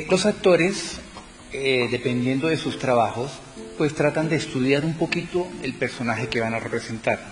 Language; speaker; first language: Spanish; native; Spanish